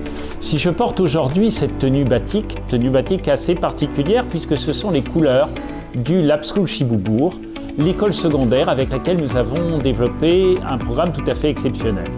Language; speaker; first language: French; native; French